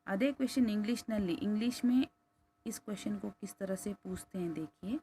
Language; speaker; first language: Hindi; non-native, local second language; Kannada